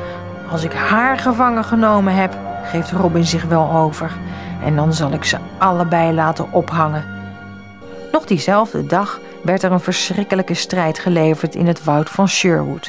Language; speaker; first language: Dutch; native; Dutch